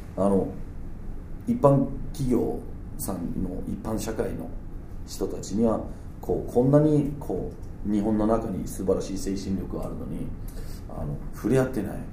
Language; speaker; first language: Japanese; non-native, fluent; Danish